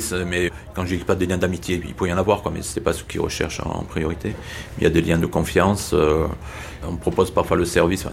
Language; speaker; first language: French; native; French